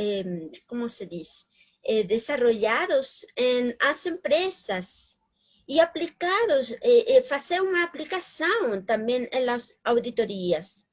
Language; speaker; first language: Portuguese; non-native, learner; Spanish